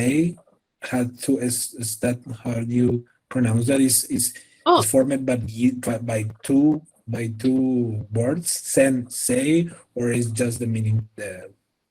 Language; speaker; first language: English; non-native, fluent; Spanish